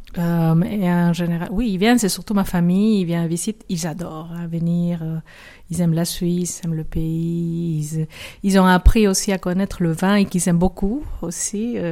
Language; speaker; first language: French; non-native, fluent; Spanish